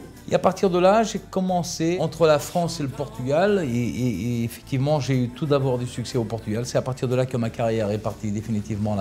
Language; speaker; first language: French; early bilingual, other home language; Portuguese